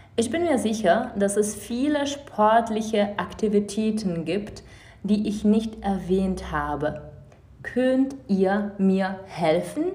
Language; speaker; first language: German; non-native, fluent; Czech